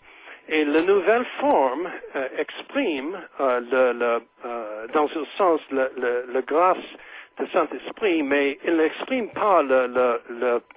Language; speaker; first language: French; non-native, fluent; English